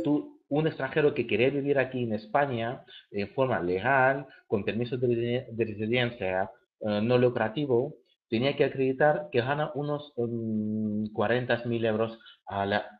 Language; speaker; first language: Spanish; native; Spanish